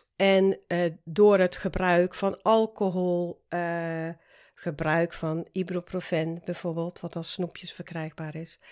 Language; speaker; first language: Dutch; non-native, fluent; Swedish